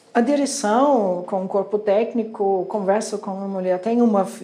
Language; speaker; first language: Portuguese; non-native, fluent; German